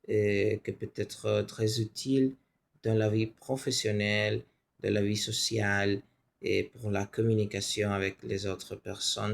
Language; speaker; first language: French; non-native, learner; Spanish